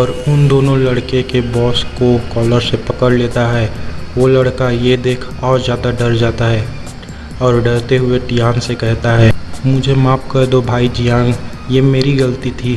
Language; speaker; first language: Hindi; native; Hindi